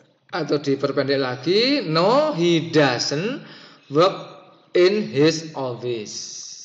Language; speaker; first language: English; non-native, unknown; Indonesian